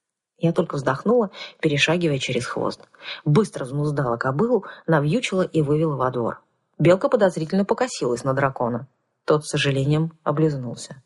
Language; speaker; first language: Russian; native; Russian